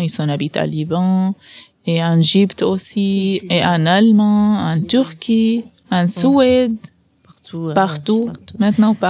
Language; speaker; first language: French; non-native, learner; Arabic